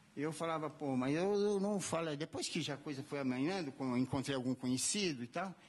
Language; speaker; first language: Portuguese; native; Portuguese